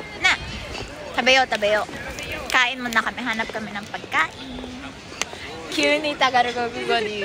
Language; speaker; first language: Japanese; early bilingual, other home language; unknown